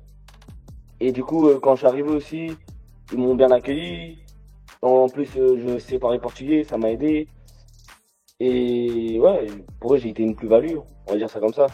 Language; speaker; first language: French; native; French